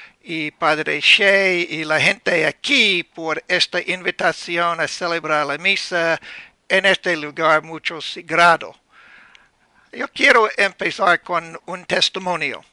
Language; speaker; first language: Spanish; non-native, learner; English